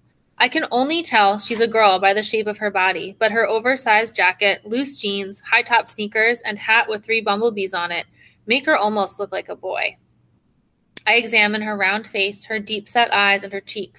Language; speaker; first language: English; native; English